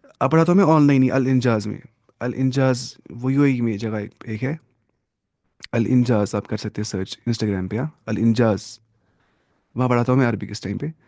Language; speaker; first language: Urdu; non-native, local second language; Kashmiri